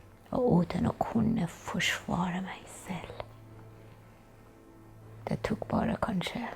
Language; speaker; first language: Norwegian; non-native, fluent; Persian